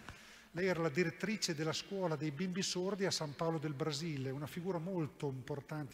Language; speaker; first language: Italian; native; Italian